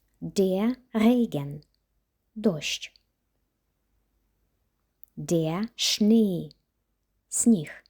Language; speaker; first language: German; non-native, fluent; Ukrainian